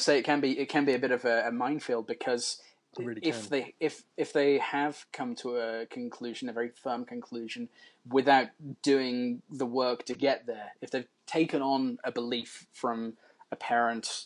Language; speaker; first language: English; native; English